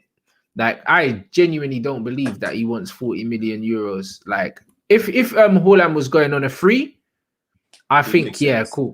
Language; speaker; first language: English; native; English